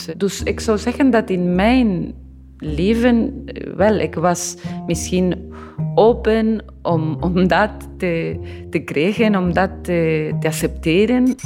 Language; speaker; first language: Dutch; non-native, learner; Spanish